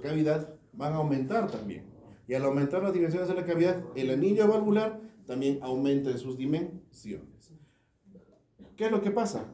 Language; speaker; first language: Spanish; native; Spanish